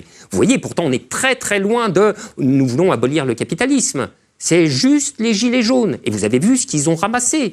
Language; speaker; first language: French; native; French